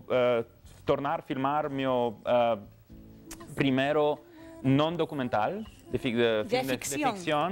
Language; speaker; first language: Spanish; non-native, learner; Romanian